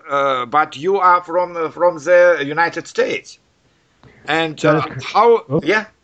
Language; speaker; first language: English; non-native, learner; Russian